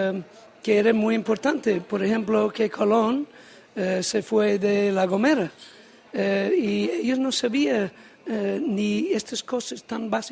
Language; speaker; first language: Spanish; non-native, learner; English